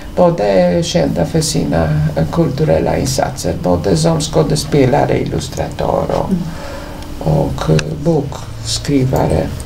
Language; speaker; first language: Swedish; non-native, fluent; Polish